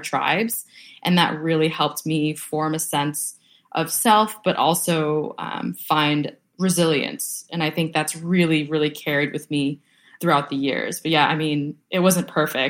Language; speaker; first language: English; early bilingual, other home language; Vietnamese